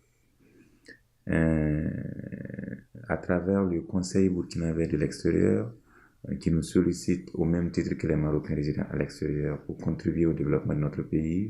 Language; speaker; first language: French; non-native, local second language; Mossi